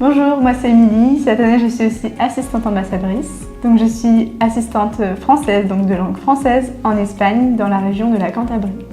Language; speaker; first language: French; native; French